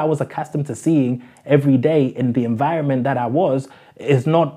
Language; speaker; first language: English; native; English